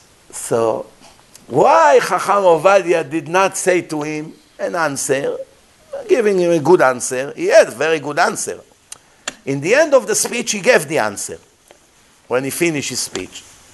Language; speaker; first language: English; non-native, fluent; Hebrew